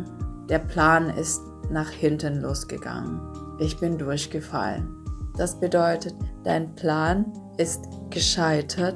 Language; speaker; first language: German; non-native, fluent; Vietnamese